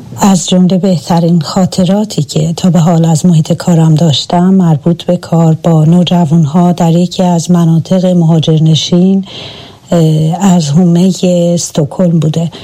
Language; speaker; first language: Persian; native; Persian